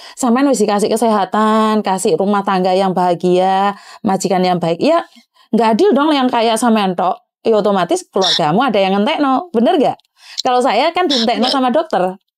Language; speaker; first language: Indonesian; non-native, local second language; Javanese